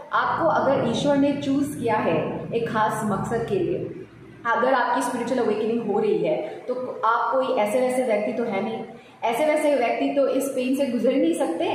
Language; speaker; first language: Hindi; non-native, local second language; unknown